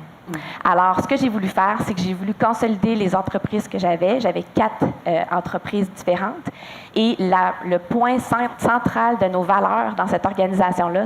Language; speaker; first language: French; native; French